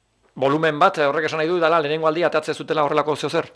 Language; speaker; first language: Basque; native; Basque